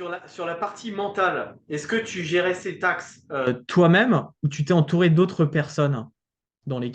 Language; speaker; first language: French; native; French